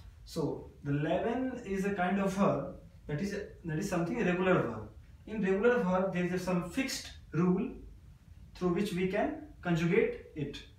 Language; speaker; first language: English; non-native, local second language; Hindi